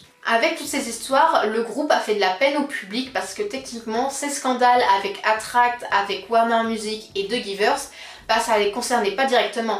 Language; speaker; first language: French; native; French